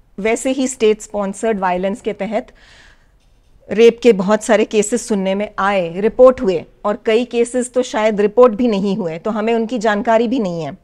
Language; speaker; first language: Hindi; native; Hindi